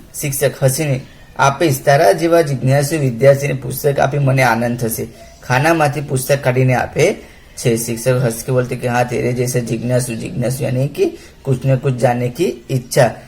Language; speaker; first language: Hindi; non-native, local second language; Gujarati